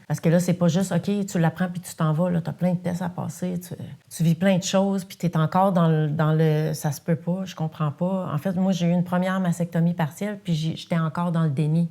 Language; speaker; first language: French; non-native, local second language; English